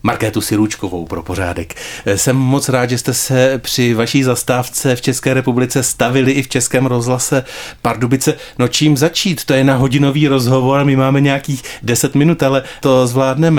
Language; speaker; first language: Czech; native; Czech